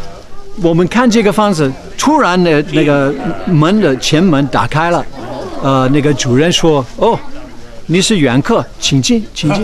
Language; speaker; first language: Chinese; non-native, fluent; English